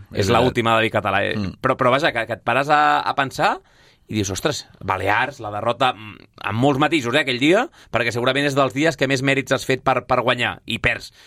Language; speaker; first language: Catalan; native; Catalan